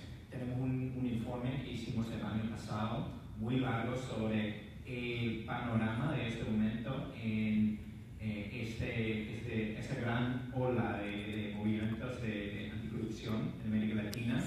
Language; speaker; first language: Spanish; non-native, fluent; English